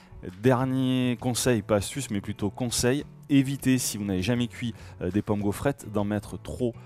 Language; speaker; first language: French; native; French